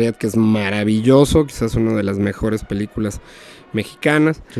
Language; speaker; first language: Spanish; native; Spanish